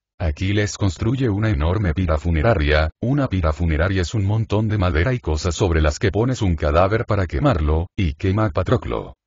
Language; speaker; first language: Spanish; native; Spanish